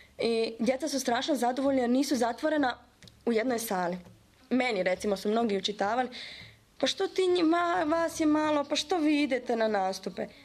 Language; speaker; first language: Serbian; early bilingual, heritage; Bosnian